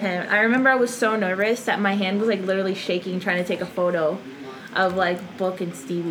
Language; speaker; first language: English; early bilingual, other home language; Spanish